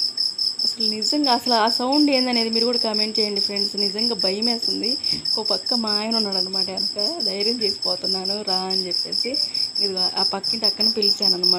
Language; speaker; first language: Telugu; native; Telugu